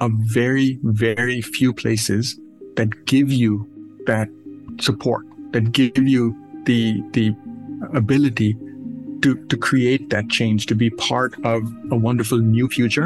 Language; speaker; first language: English; non-native, local second language; Urdu